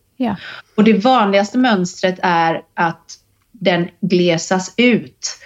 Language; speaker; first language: Swedish; native; Swedish